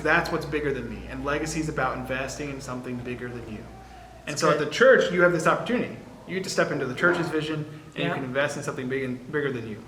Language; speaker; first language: English; native; English